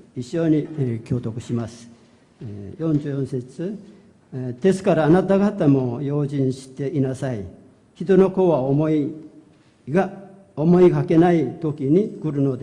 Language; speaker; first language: Japanese; non-native, fluent; Korean